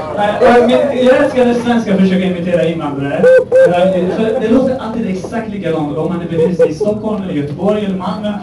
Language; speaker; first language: Swedish; early bilingual, other home language; Persian